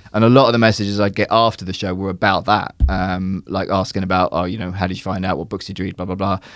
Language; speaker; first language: English; native; English